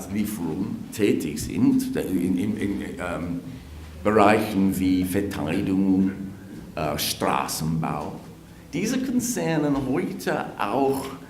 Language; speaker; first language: German; non-native, fluent; English